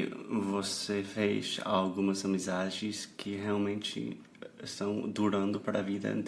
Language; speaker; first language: Portuguese; non-native, fluent; English